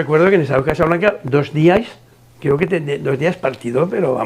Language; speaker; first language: Spanish; native; Spanish